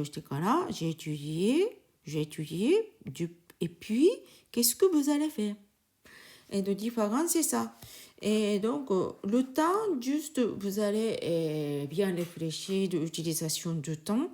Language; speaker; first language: French; non-native, learner; Japanese